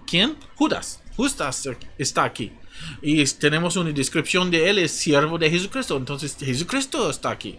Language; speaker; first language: Spanish; non-native, fluent; English